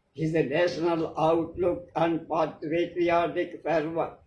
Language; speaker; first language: English; non-native, local second language; Telugu